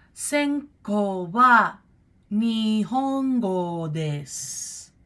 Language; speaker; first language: Japanese; non-native, learner; English